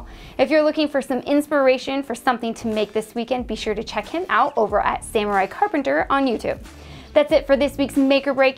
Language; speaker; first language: English; native; English